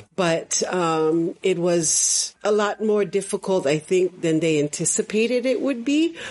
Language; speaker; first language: English; native; English